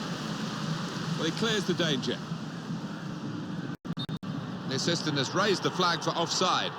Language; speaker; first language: English; native; English